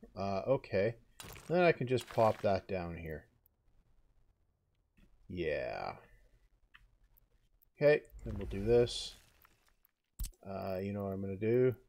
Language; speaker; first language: English; native; English